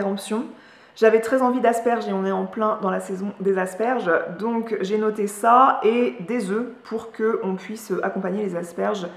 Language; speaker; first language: French; native; French